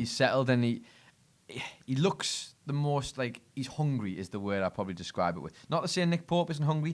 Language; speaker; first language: English; native; English